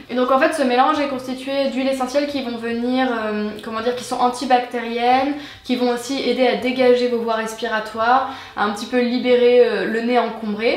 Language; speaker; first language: French; native; French